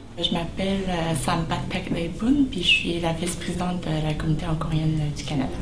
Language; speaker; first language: French; early bilingual, other home language; Khmer